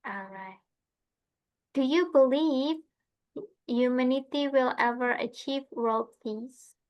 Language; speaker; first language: English; non-native, fluent; Indonesian